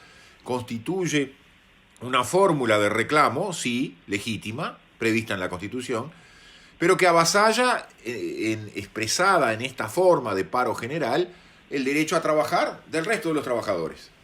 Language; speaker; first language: Spanish; native; Spanish